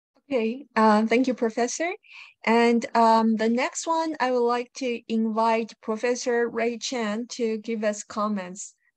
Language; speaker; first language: English; non-native, fluent; Chinese